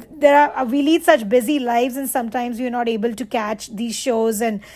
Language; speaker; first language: English; non-native, local second language; Bangla